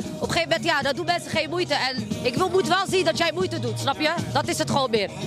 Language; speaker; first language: Dutch; early bilingual, other home language; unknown